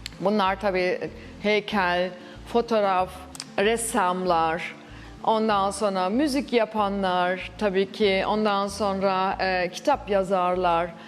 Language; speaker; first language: Turkish; early bilingual, heritage; Turkish